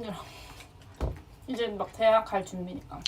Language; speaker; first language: Korean; non-native, fluent; Chinese